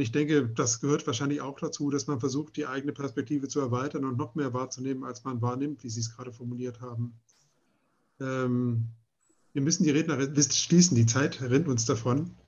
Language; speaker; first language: German; native; German